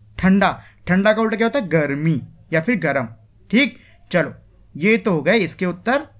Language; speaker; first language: Hindi; native; Hindi